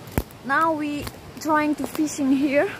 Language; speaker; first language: English; non-native, learner; Indonesian